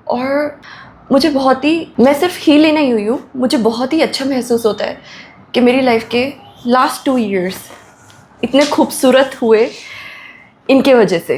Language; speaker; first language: Hindi; native; Hindi